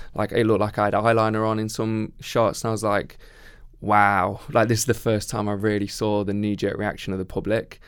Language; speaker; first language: English; native; English